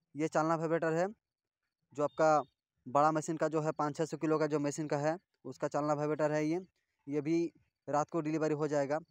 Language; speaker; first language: Hindi; non-native, local second language; Bangla